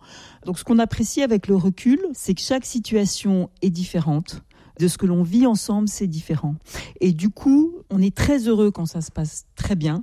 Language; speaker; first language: French; native; French